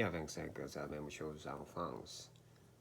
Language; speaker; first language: French; non-native, learner; Korean